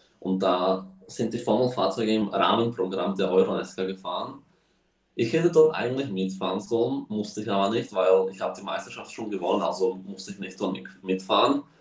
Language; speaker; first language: German; early bilingual, heritage; German